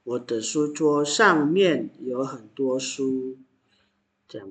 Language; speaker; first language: Chinese; non-native, fluent; Indonesian